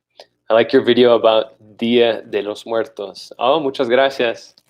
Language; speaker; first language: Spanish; non-native, fluent; English